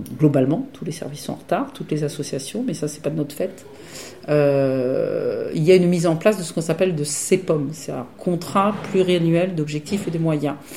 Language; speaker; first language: French; native; French